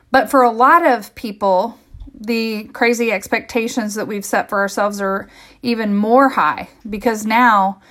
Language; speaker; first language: English; native; English